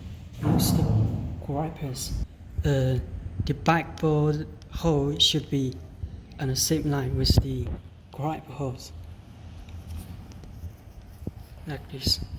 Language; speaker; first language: English; non-native, learner; Chinese